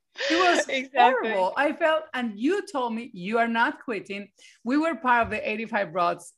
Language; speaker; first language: English; non-native, fluent; Spanish